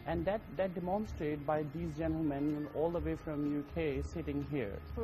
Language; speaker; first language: English; non-native, local second language; Urdu